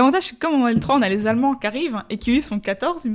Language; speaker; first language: French; native; French